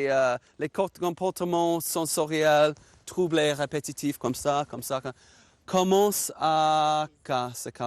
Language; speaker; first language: French; non-native, fluent; English